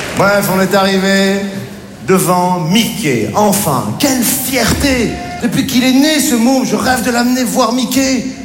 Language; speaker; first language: French; native; French